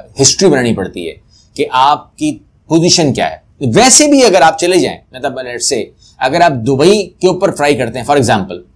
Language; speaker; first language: Urdu; native; Urdu